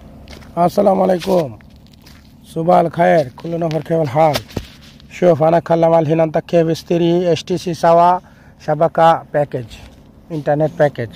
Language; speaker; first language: Arabic; non-native, learner; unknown